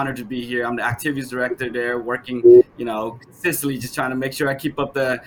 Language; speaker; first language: English; native; English